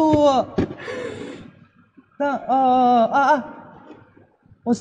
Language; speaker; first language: Chinese; non-native, learner; Japanese